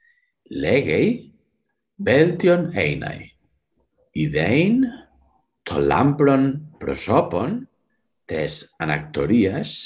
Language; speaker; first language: Greek; non-native, learner; English